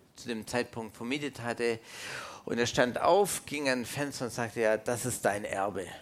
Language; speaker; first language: German; non-native, fluent; English